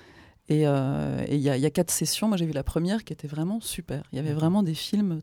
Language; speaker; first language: French; native; French